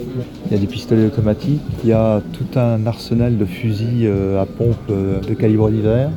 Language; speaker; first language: French; native; French